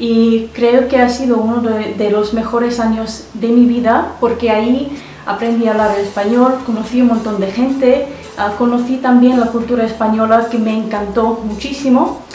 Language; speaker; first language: Spanish; non-native, fluent; Russian